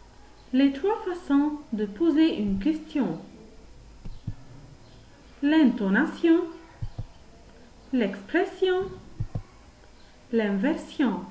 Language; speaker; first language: French; non-native, fluent; Arabic